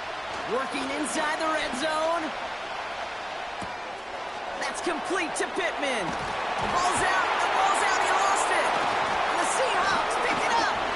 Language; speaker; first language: English; native; English